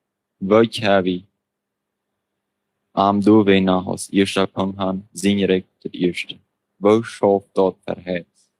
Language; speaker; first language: German; non-native, local second language; Plautdietsch